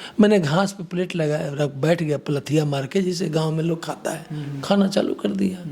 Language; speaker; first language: Hindi; non-native, local second language; Bhojpuri